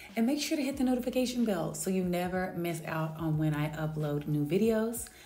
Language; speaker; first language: English; native; English